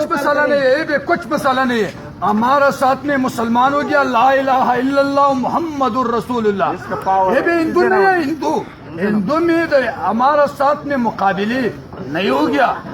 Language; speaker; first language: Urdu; non-native, local second language; Pashto